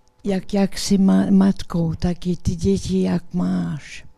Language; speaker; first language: Czech; early bilingual, heritage; English